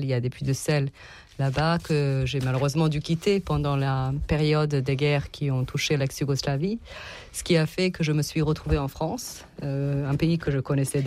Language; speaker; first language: French; non-native, fluent; Serbian